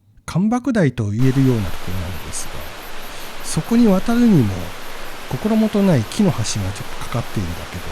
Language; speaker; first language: Japanese; native; Japanese